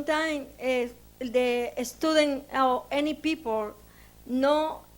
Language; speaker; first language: English; non-native, learner; Spanish